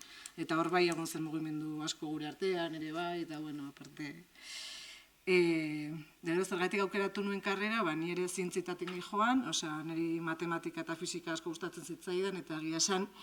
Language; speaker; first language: Basque; native; Basque